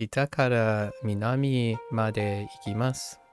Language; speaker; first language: Japanese; non-native, learner; English